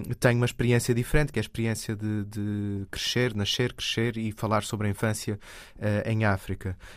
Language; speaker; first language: Portuguese; native; Portuguese